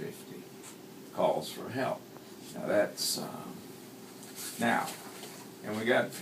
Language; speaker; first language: English; native; English